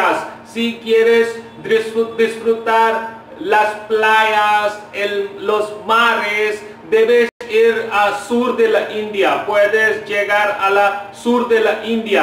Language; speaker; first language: Spanish; non-native, fluent; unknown